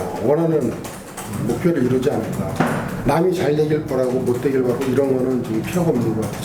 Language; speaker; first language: Korean; native; Korean